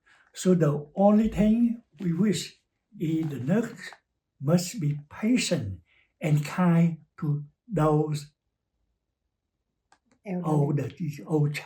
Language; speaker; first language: English; non-native, learner; Chinese